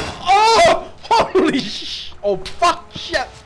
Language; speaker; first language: English; non-native, learner; Korean